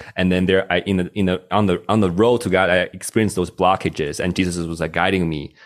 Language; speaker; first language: English; non-native, fluent; Chinese